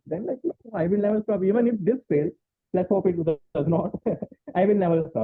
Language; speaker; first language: English; non-native, local second language; Hindi